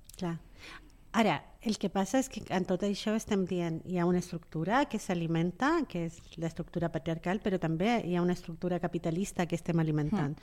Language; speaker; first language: Catalan; non-native, local second language; Spanish